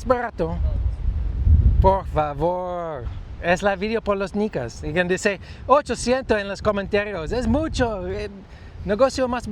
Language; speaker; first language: Spanish; non-native, learner; English